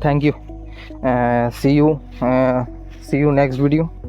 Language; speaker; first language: English; non-native, learner; Hindi